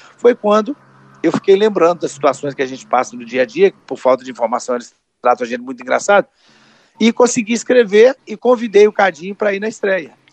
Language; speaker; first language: Portuguese; native; Portuguese